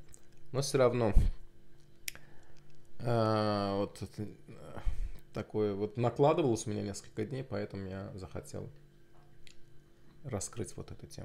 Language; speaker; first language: Russian; non-native, local second language; Azerbaijani